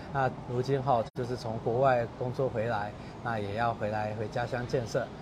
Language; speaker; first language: Chinese; native; Chinese